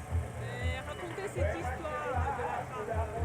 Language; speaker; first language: French; non-native, fluent; Russian